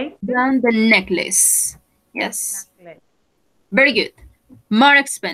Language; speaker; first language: English; non-native, fluent; Spanish